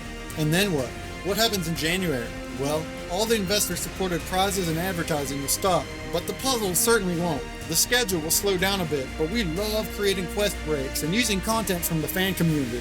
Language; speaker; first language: English; native; English